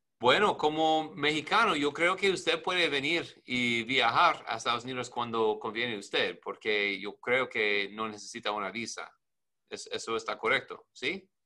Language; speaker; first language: Spanish; non-native, learner; English